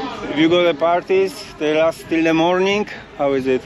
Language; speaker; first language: English; non-native, learner; Polish